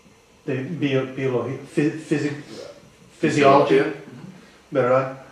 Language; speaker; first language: Spanish; non-native, learner; English